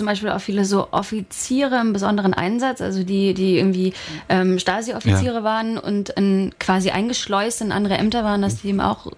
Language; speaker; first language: German; native; German